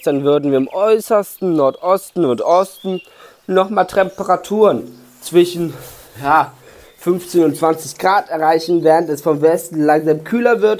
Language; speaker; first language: German; native; German